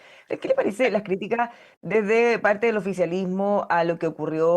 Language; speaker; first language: Spanish; native; Spanish